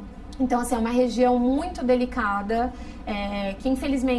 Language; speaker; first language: Portuguese; native; Portuguese